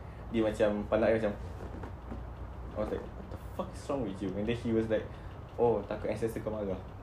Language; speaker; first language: English; non-native, local second language; Malay